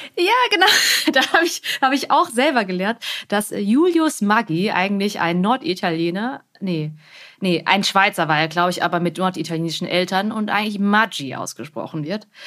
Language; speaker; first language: German; early bilingual, other home language; Vietnamese